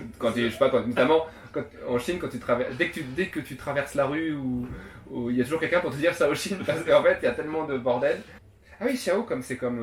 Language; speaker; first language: French; native; French